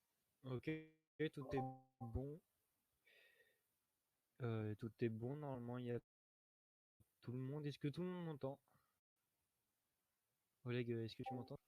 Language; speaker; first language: French; native; French